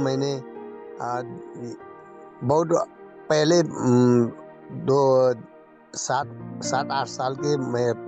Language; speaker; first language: Hindi; non-native, learner; Nepali